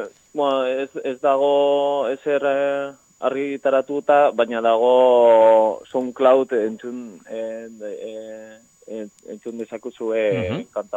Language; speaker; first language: Basque; non-native, local second language; Spanish